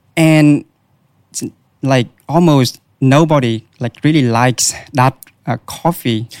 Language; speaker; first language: English; non-native, fluent; Vietnamese